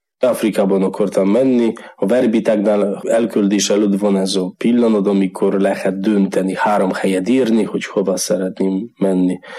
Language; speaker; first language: Hungarian; non-native, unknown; Polish